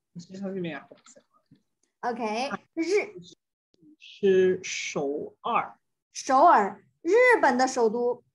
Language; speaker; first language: Chinese; non-native, fluent; English